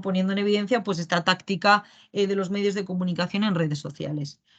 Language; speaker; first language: Spanish; native; Spanish